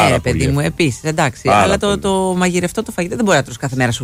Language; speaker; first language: Greek; native; Greek